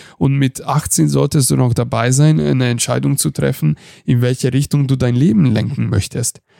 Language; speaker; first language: German; non-native, fluent; Hungarian